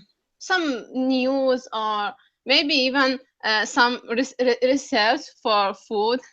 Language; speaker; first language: English; non-native, learner; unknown